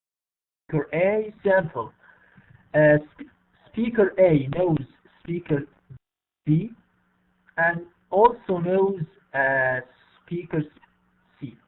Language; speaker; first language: English; non-native, fluent; Arabic